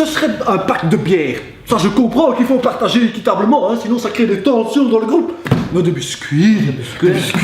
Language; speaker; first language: French; native; French